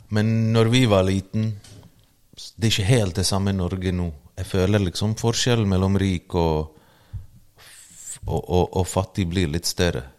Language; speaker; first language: Norwegian; early bilingual, other home language; Bosnian